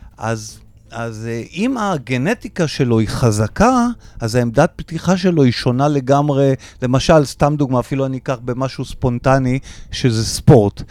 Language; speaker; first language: Hebrew; native; Hebrew